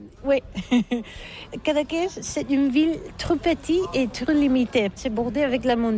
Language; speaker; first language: French; non-native, learner; Catalan